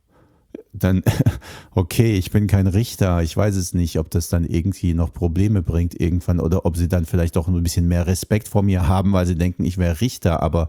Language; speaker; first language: German; native; German